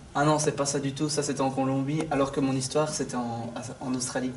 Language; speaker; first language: French; native; French